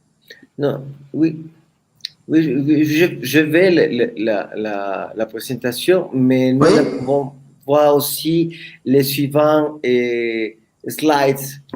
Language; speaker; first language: French; non-native, learner; Spanish